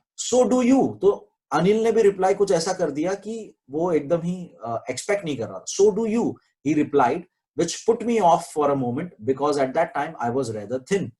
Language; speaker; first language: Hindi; non-native, local second language; Marathi